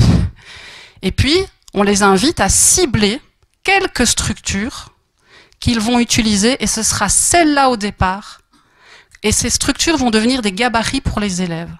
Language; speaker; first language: French; native; French